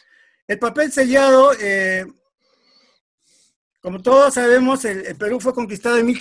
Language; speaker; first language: Spanish; native; Spanish